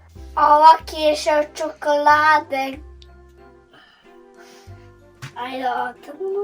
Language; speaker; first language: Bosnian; early bilingual, heritage; Serbian